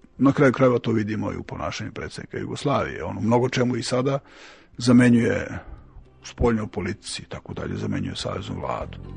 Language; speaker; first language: Serbian; native; Serbian